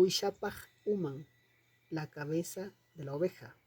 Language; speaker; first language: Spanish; non-native, local second language; Quechua